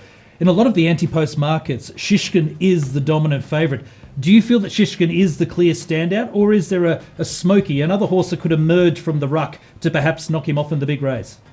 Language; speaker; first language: English; native; English